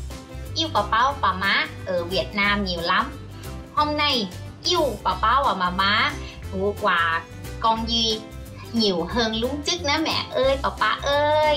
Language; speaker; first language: Vietnamese; non-native, learner; Thai